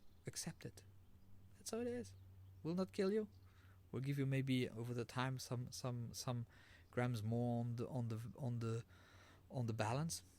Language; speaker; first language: English; non-native, fluent; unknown